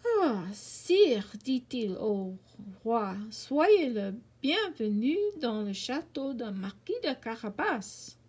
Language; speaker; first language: French; non-native, learner; English